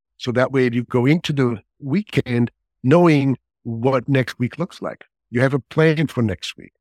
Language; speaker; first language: English; non-native, fluent; German